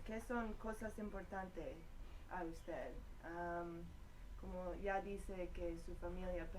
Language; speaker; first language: Spanish; non-native, learner; English